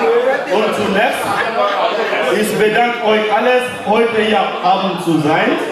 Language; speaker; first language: German; non-native, learner; French